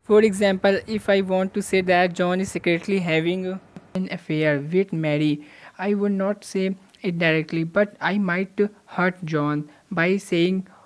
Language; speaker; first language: English; non-native, local second language; Hindi